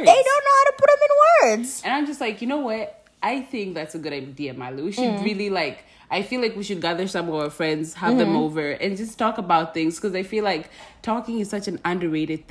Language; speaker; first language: English; non-native, local second language; Swahili